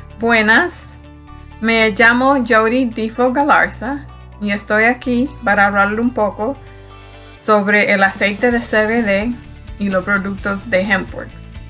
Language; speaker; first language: Spanish; early bilingual, heritage; Spanish